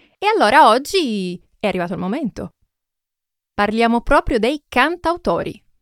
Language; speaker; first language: Italian; native; Italian